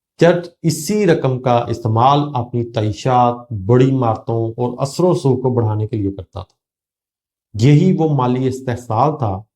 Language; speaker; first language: Urdu; native; Urdu